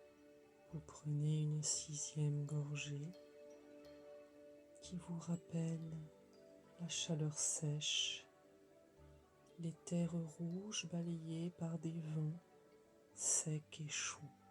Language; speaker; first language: French; native; French